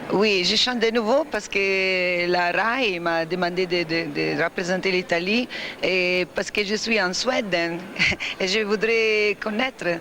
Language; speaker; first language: French; non-native, fluent; Italian